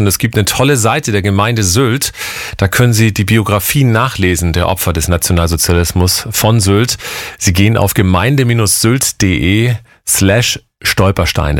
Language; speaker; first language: German; native; German